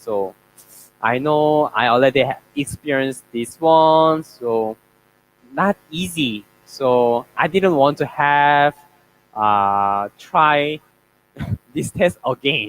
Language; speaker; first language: English; non-native, learner; Korean